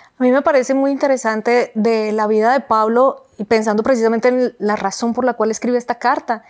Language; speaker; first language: Spanish; native; Spanish